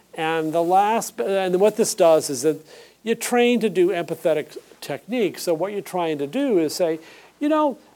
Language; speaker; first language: English; native; English